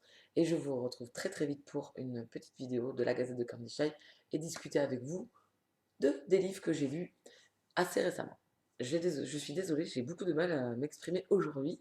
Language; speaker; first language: French; native; French